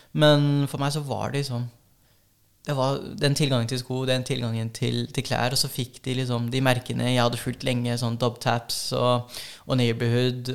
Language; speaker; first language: Norwegian; early bilingual, other home language; Filipino